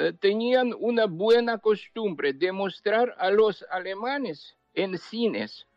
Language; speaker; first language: Spanish; non-native, fluent; Ukrainian